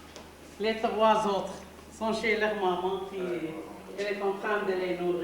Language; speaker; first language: French; non-native, fluent; Arabic